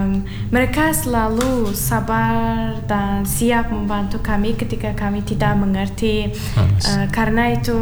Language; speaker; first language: Indonesian; non-native, learner; Turkmen